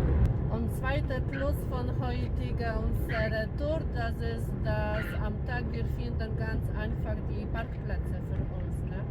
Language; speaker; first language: German; non-native, learner; Polish